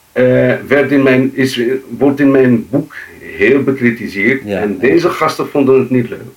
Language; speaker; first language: Dutch; non-native, fluent; Arabic